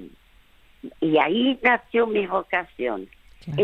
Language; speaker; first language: Spanish; early bilingual, other home language; French